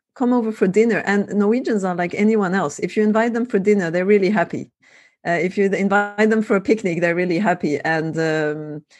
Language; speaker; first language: English; non-native, fluent; French